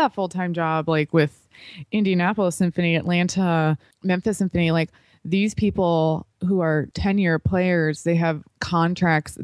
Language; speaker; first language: English; native; English